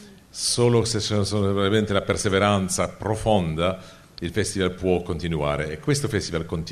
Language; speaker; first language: Italian; non-native, fluent; Polish